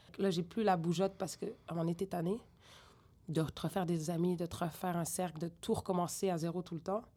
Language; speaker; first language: French; native; French